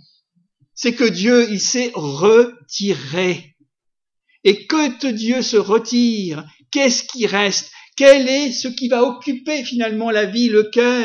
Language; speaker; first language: French; native; French